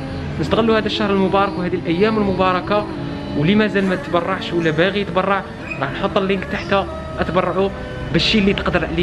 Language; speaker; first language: Arabic; native; Arabic